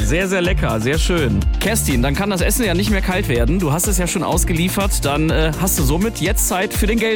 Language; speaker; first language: German; native; German